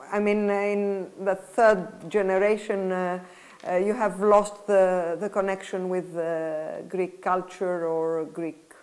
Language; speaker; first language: English; non-native, fluent; Greek